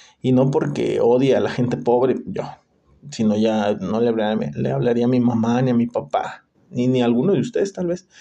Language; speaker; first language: Spanish; native; Spanish